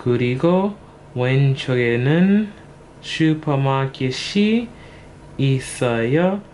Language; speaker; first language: Korean; non-native, learner; English